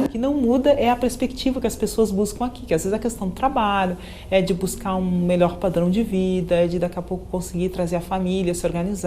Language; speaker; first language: Portuguese; native; Portuguese